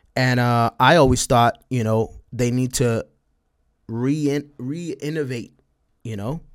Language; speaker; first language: English; early bilingual, other home language; Spanish